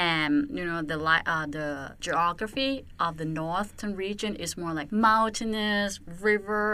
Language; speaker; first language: English; non-native, fluent; Thai